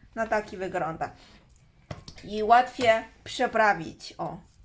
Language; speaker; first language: Polish; non-native, learner; Chinese